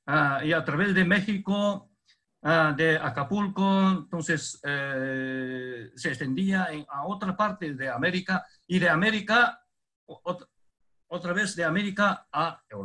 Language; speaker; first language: Spanish; non-native, fluent; Chinese